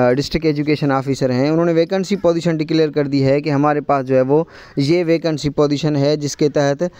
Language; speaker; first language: Urdu; non-native, local second language; Sindhi